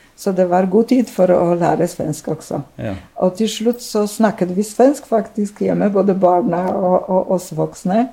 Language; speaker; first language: Norwegian; non-native, fluent; Polish